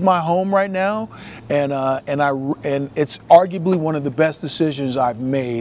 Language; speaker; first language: English; native; English